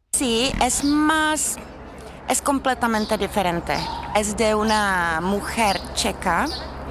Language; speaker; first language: Spanish; non-native, fluent; Czech